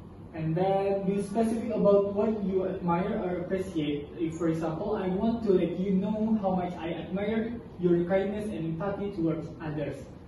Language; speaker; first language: English; non-native, learner; Indonesian